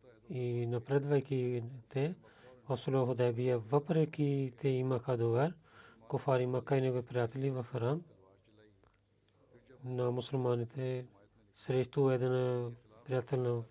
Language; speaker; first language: Bulgarian; non-native, learner; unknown